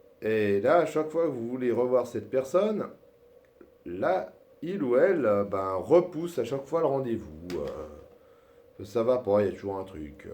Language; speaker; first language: French; native; French